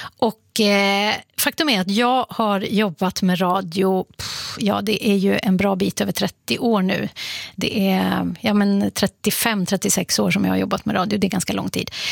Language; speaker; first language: Swedish; early bilingual, other home language; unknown